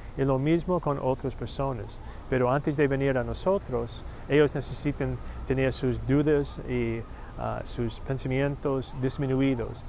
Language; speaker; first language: Spanish; non-native, learner; English